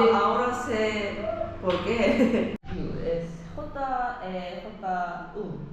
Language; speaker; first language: Spanish; non-native, learner; Korean